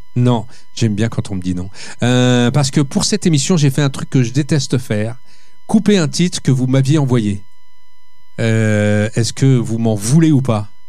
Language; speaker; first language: French; native; French